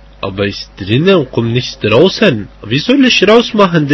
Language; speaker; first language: German; non-native, learner; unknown